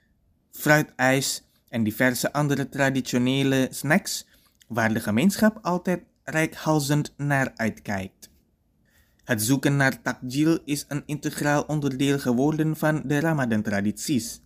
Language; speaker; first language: Dutch; non-native, fluent; Indonesian